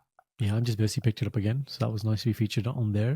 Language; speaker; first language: English; early bilingual, other home language; Punjabi